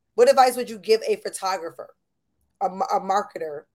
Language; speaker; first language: English; native; English